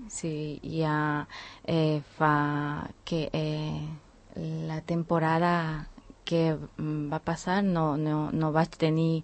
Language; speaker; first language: Catalan; non-native, learner; Spanish